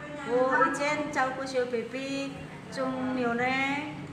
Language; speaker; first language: Chinese; non-native, learner; Indonesian